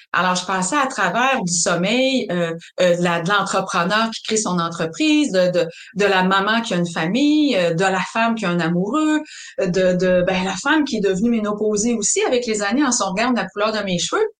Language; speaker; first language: French; native; French